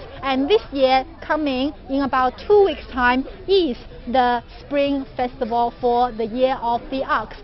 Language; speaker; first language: English; non-native, fluent; Chinese